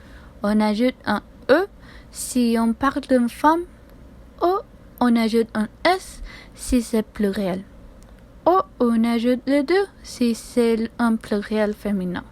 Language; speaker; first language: French; non-native, learner; Spanish